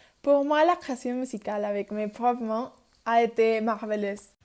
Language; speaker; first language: French; non-native, learner; Spanish